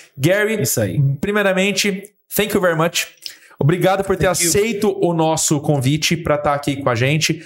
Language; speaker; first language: Portuguese; native; Portuguese